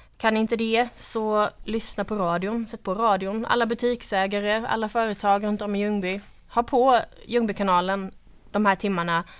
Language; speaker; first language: Swedish; native; Swedish